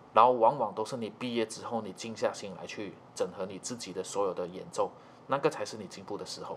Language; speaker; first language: Chinese; native; Chinese